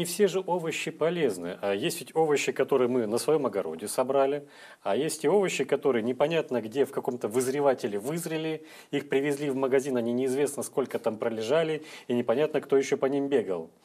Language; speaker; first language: Russian; native; Russian